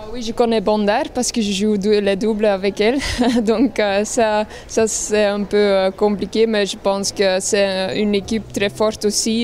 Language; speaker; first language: French; non-native, local second language; Dutch